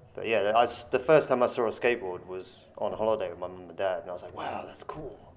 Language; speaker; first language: English; native; English